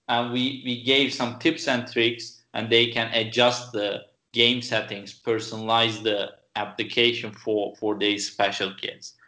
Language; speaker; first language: English; non-native, fluent; Turkish